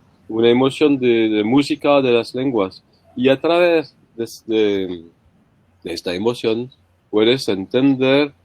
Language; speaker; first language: Spanish; non-native, learner; French